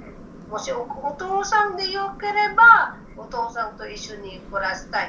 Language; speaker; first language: Japanese; non-native, learner; Filipino